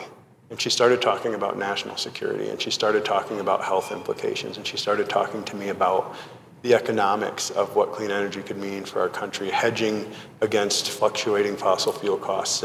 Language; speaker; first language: English; native; English